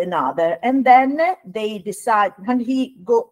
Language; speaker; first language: English; non-native, learner; Italian